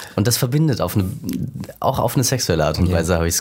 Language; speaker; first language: German; native; German